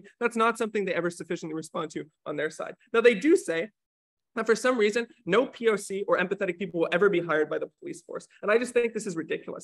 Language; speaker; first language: English; native; English